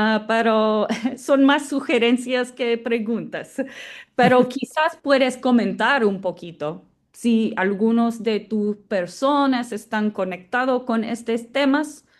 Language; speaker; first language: Spanish; non-native, fluent; English